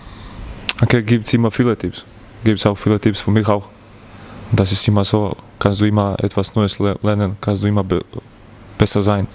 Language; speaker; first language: German; non-native, learner; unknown